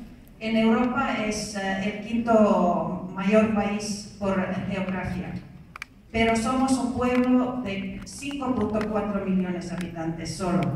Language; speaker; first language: Spanish; non-native, fluent; Finnish